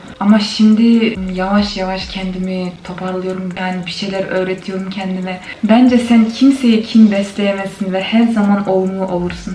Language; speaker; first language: Turkish; non-native, fluent; Kyrgyz